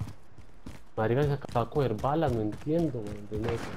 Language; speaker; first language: Spanish; native; Spanish